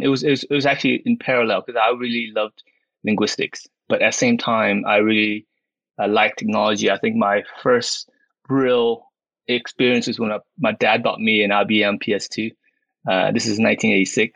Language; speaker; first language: English; early bilingual, other home language; Min Nan Chinese